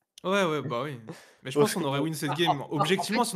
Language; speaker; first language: French; native; French